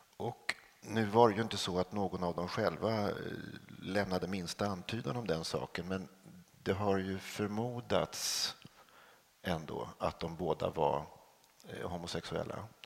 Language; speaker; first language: Swedish; native; Swedish